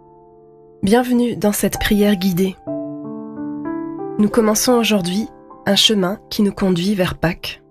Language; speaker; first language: French; native; French